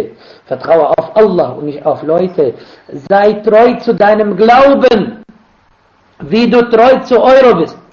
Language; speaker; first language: German; non-native, fluent; Arabic